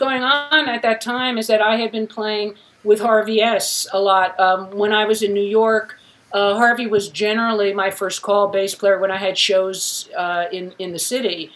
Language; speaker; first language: English; native; English